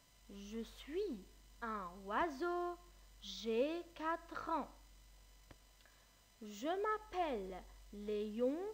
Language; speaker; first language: French; non-native, fluent; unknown